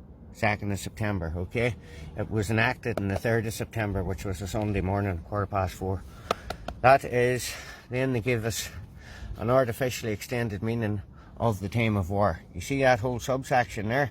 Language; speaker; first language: English; native; English